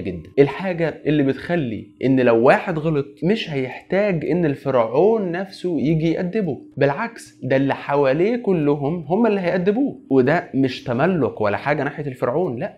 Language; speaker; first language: Arabic; native; Arabic